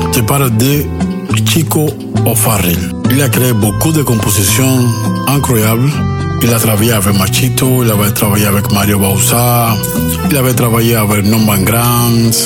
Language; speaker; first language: French; non-native, learner; Spanish